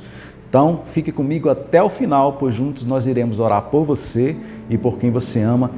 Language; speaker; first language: Portuguese; native; Portuguese